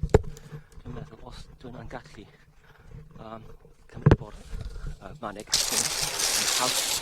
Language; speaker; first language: Welsh; non-native, learner; English